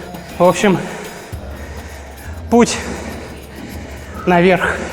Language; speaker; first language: Russian; native; Russian